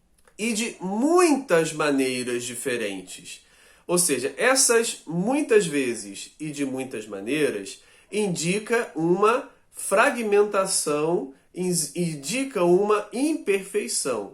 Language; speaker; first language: Portuguese; native; Portuguese